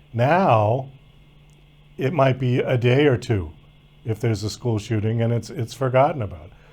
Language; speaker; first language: English; native; English